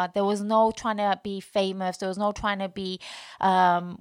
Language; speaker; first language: English; early bilingual, other home language; Bangla